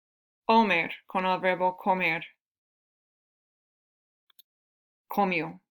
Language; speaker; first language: Spanish; non-native, fluent; English